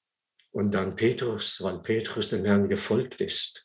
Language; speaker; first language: German; non-native, fluent; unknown